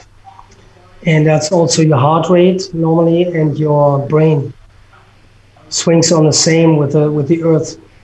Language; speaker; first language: English; non-native, fluent; German